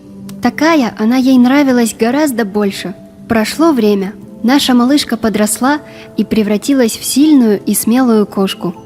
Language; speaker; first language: Russian; native; Russian